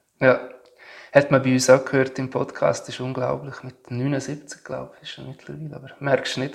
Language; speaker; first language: German; native; German